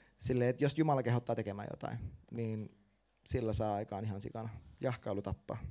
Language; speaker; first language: Finnish; native; Finnish